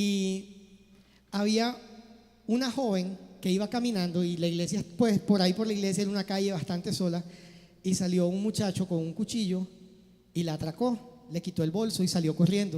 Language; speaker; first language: Spanish; native; Spanish